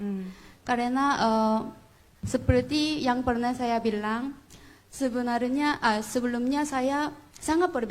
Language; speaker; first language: Indonesian; non-native, learner; Korean